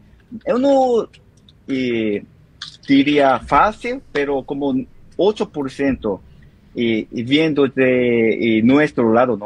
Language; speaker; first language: Spanish; non-native, learner; Korean